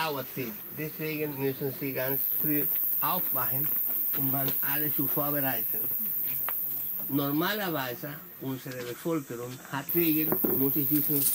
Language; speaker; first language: German; non-native, fluent; Spanish